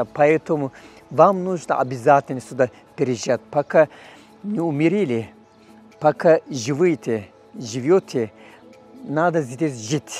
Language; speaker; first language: Russian; non-native, fluent; Turkish